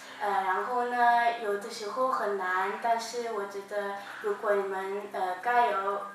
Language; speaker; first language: Chinese; non-native, learner; French